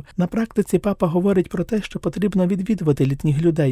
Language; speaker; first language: Ukrainian; native; Ukrainian